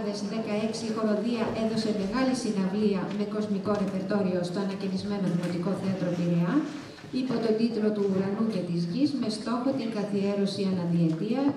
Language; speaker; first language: Greek; native; Greek